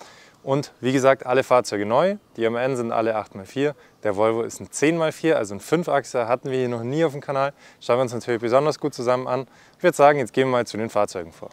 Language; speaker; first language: German; native; German